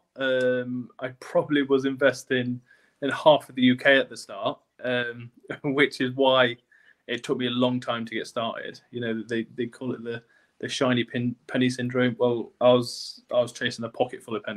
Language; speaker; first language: English; native; English